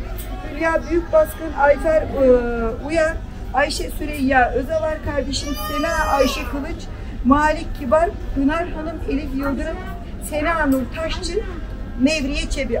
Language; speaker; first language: Turkish; native; Turkish